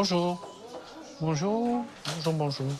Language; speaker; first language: French; native; French